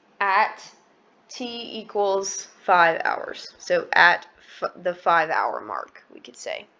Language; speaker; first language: English; native; English